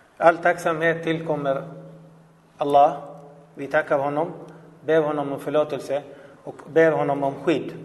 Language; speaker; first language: Swedish; non-native, fluent; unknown